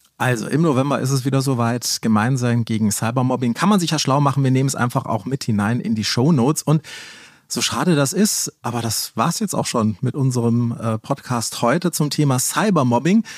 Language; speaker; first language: German; native; German